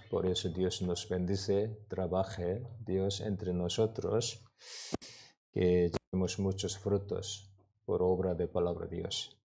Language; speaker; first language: Spanish; non-native, learner; Korean